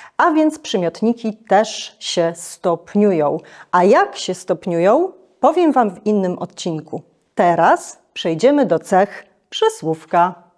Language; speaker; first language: Polish; native; Polish